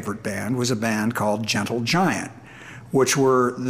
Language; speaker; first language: English; native; English